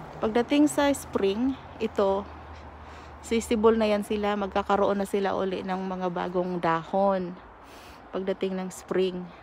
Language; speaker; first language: Filipino; non-native, local second language; Cebuano